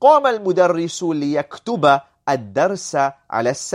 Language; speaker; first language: Arabic; non-native, fluent; English